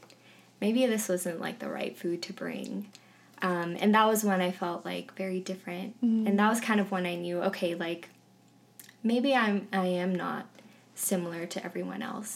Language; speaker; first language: English; native; English